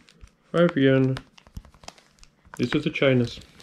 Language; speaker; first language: English; non-native, learner; Russian